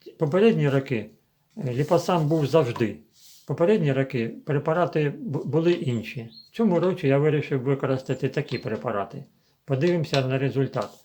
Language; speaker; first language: Ukrainian; native; Ukrainian